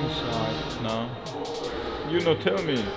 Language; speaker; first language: English; non-native, learner; Russian